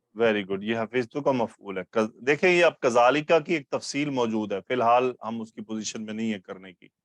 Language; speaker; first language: Urdu; native; Urdu